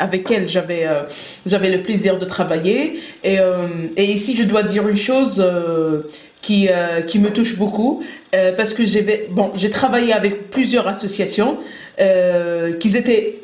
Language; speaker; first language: French; non-native, local second language; Arabic